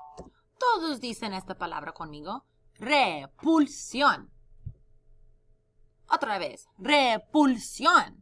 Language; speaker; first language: Spanish; non-native, fluent; English